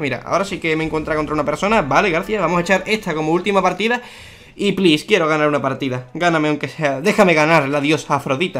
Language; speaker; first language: Spanish; native; Spanish